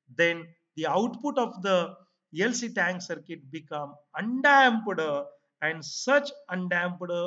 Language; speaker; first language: English; non-native, local second language; Marathi